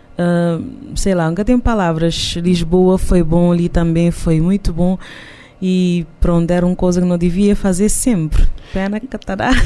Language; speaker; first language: Portuguese; non-native, local second language; Kabuverdianu